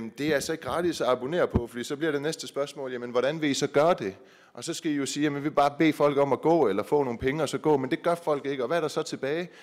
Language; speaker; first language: Danish; early bilingual, other home language; Persian